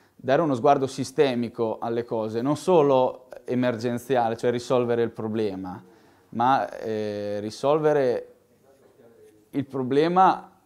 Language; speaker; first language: Italian; native; Italian